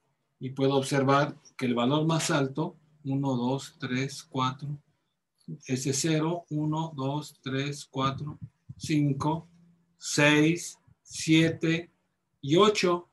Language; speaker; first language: Spanish; native; Spanish